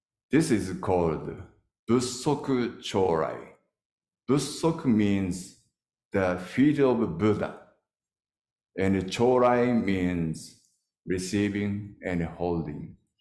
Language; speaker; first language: English; non-native, learner; Japanese